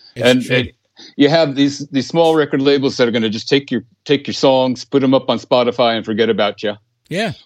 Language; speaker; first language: English; native; English